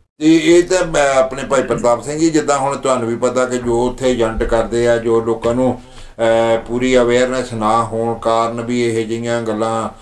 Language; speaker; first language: Punjabi; native; Punjabi